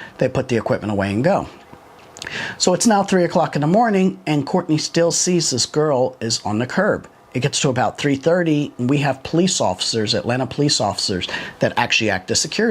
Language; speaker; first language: English; native; English